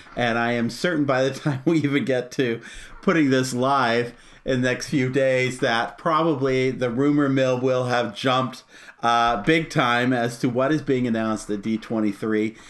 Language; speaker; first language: English; native; English